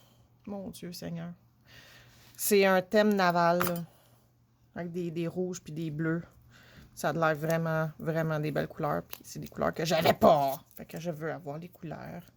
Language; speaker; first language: French; native; French